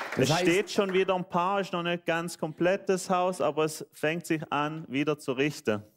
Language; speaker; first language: German; native; German